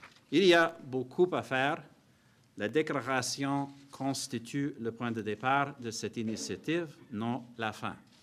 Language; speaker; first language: French; non-native, fluent; English